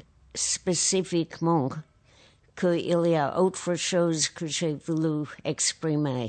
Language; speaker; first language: French; non-native, fluent; English